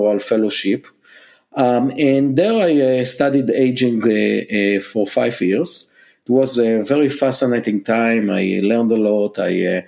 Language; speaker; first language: English; non-native, fluent; Hebrew